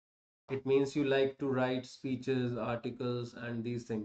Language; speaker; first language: English; non-native, local second language; Hindi